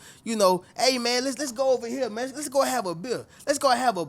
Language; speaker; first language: English; native; English